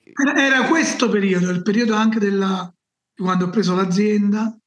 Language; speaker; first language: Italian; native; Italian